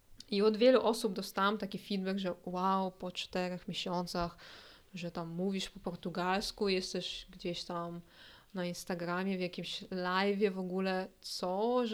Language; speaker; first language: Polish; non-native, fluent; Russian